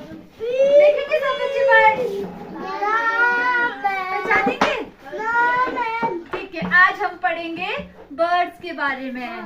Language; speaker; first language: Hindi; native; Hindi